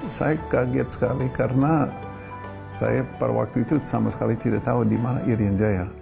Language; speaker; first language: Indonesian; non-native, fluent; English